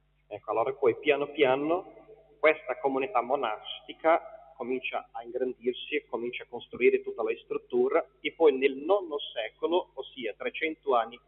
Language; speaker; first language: Italian; non-native, fluent; Portuguese